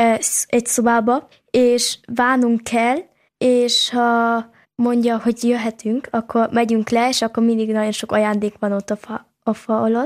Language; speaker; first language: Hungarian; early bilingual, heritage; German